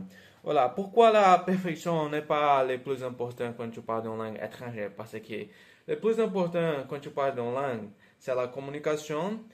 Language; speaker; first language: French; non-native, fluent; Portuguese